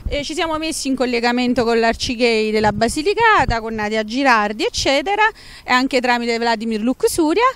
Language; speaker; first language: Italian; native; Italian